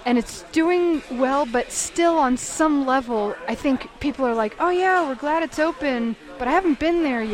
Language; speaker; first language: English; native; English